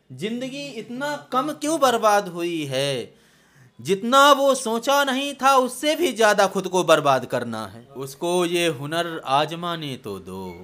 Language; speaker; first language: Hindi; native; Hindi